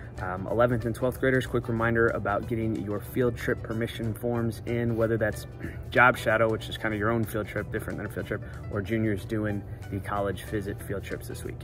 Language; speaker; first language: English; native; English